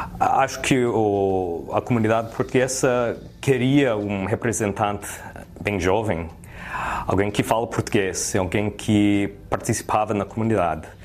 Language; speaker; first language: Portuguese; early bilingual, heritage; English